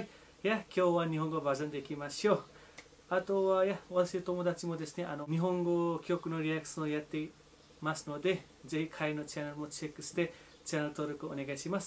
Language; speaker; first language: Japanese; non-native, fluent; Nepali